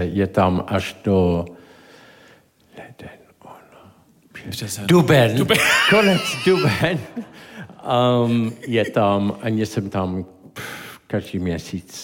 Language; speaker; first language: Czech; non-native, learner; English